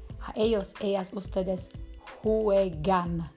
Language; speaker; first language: Spanish; non-native, fluent; Slovak